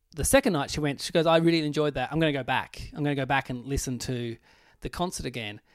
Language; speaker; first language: English; native; English